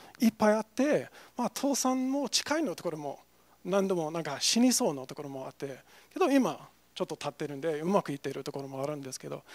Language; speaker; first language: Japanese; non-native, fluent; English